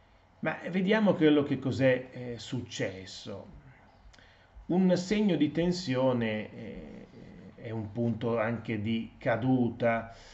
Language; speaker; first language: Italian; native; Italian